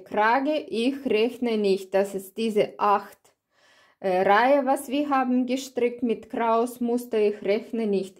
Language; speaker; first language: German; non-native, learner; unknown